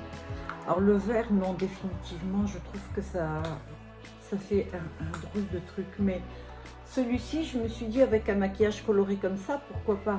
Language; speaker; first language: French; native; French